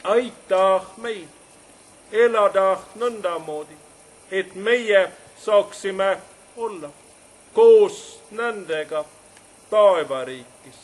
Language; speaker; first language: Estonian; non-native, learner; Swedish